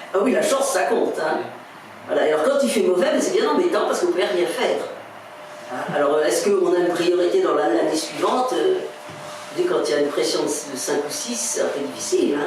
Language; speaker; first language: French; native; French